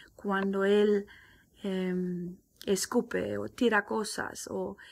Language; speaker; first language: Spanish; non-native, fluent; German